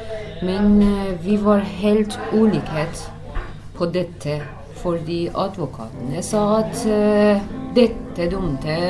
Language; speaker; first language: Norwegian; non-native, learner; Persian